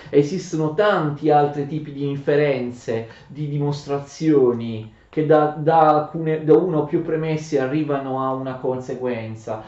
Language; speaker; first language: Italian; native; Italian